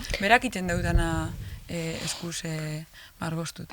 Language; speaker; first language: Basque; native; Basque